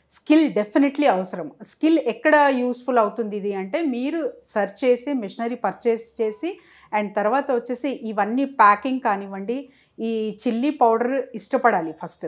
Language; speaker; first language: Telugu; non-native, local second language; Urdu